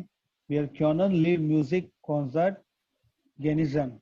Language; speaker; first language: German; non-native, learner; Gujarati